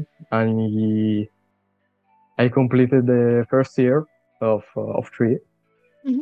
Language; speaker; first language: English; non-native, learner; Italian